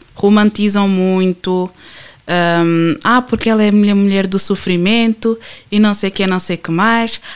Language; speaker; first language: Portuguese; native; Portuguese